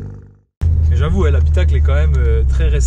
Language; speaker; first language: French; native; French